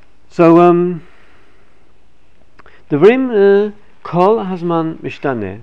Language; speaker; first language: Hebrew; non-native, fluent; English